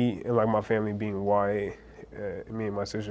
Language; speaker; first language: English; early bilingual, other home language; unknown